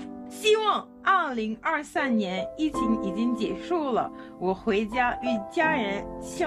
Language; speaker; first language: Chinese; non-native, fluent; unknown